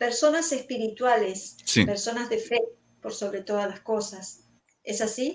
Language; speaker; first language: Spanish; native; Spanish